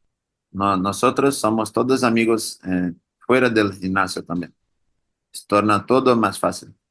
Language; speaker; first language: Spanish; non-native, learner; Portuguese